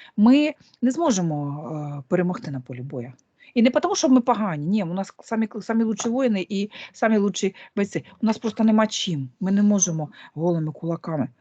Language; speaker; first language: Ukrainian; non-native, local second language; Russian